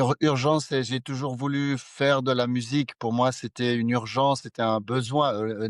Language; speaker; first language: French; non-native, fluent; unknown